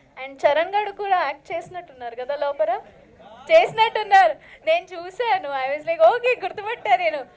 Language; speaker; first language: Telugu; non-native, local second language; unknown